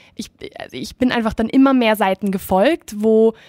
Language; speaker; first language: German; non-native, fluent; Spanish